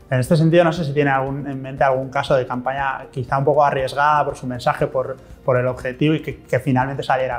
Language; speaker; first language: Spanish; native; Spanish